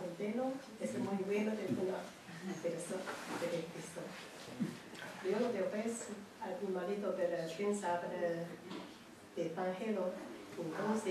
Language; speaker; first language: Spanish; non-native, learner; Chinese